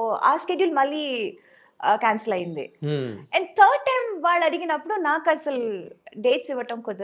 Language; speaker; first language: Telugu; non-native, local second language; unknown